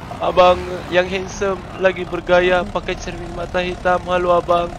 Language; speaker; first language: Malay; native; Malay